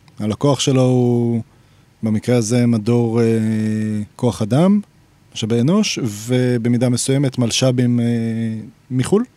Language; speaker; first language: Hebrew; native; Hebrew